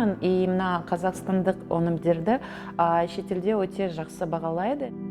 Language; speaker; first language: Kazakh; early bilingual, heritage; Kazakh